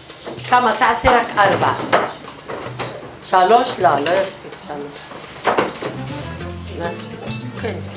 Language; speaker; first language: Hebrew; early bilingual, other home language; Arabic